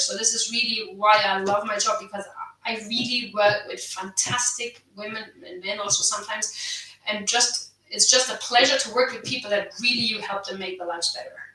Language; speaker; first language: English; non-native, fluent; German